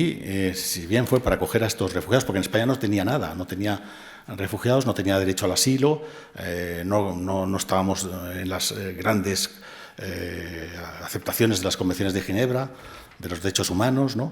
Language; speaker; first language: Spanish; native; Spanish